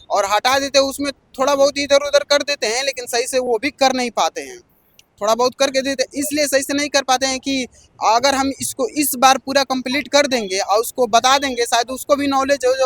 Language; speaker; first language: Hindi; native; Hindi